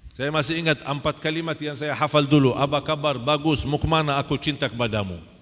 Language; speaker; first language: Indonesian; non-native, fluent; Arabic